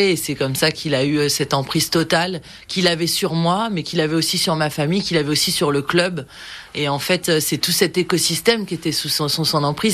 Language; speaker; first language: French; native; French